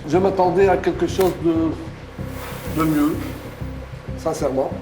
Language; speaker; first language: French; non-native, local second language; Arabic